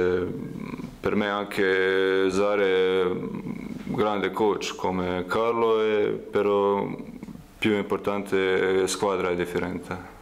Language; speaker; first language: Italian; non-native, fluent; Croatian